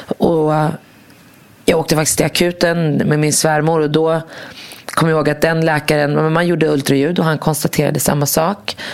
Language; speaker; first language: Swedish; early bilingual, other home language; Arabic